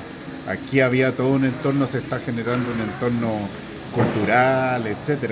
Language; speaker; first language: Spanish; native; Spanish